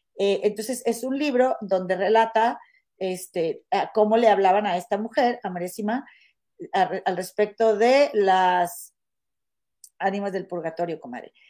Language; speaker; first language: Spanish; native; Spanish